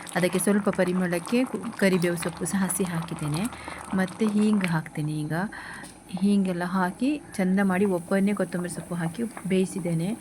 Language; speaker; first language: Kannada; non-native, local second language; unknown